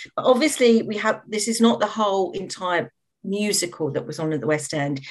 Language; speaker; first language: English; native; English